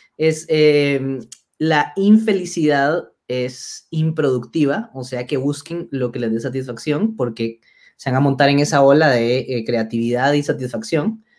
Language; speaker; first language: Spanish; native; Spanish